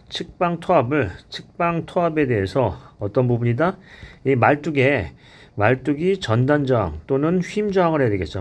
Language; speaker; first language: Korean; native; Korean